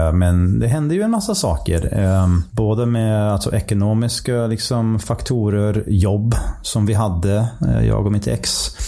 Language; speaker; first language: Swedish; non-native, fluent; English